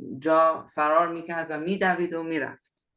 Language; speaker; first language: Persian; native; Persian